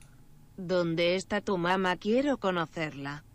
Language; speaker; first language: Spanish; non-native, learner; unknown